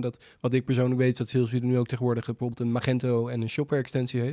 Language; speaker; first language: Dutch; native; Dutch